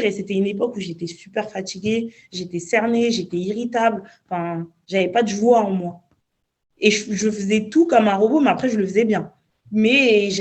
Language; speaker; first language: French; native; French